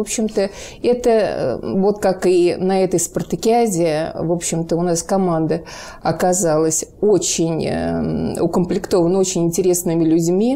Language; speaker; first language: Russian; native; Russian